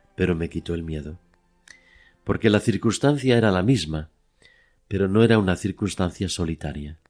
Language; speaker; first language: Spanish; native; Spanish